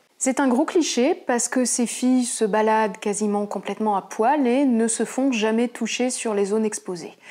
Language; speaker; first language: French; native; French